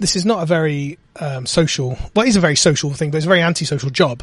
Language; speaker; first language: English; native; English